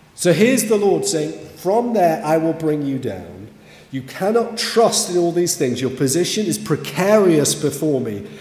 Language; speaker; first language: English; native; English